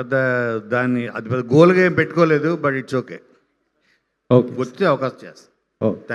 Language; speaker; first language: Telugu; native; Telugu